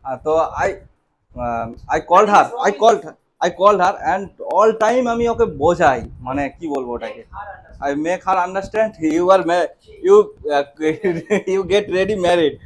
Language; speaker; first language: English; non-native, learner; Bangla